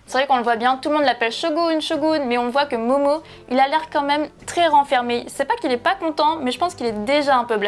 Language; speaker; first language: French; native; French